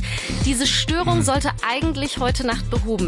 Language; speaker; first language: German; native; German